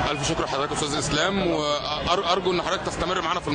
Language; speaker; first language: Arabic; native; Arabic